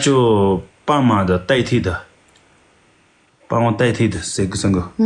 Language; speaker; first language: Chinese; non-native, local second language; Tibetan